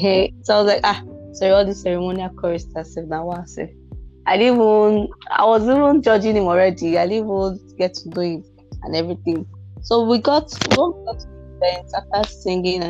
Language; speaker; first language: English; non-native, local second language; Igbo